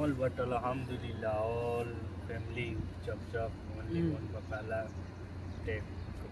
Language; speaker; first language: English; non-native, learner; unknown